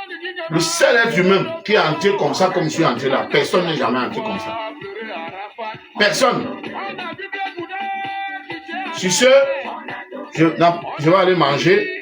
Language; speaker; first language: French; native; French